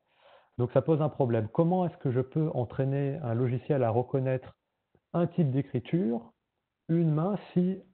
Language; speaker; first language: French; native; French